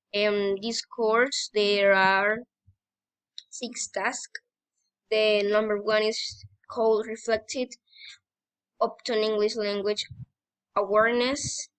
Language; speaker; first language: English; non-native, learner; Spanish